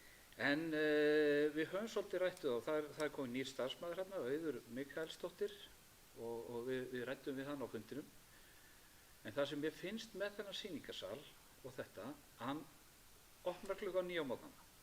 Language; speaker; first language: Icelandic; native; Icelandic